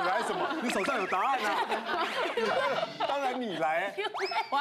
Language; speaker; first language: Chinese; native; Chinese